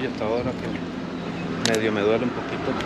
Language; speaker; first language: Spanish; native; Spanish